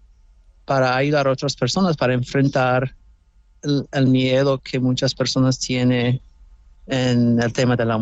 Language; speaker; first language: Spanish; non-native, fluent; English